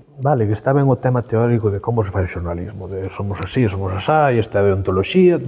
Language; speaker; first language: Galician; native; Galician